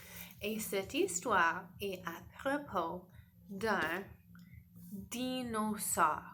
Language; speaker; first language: French; non-native, fluent; English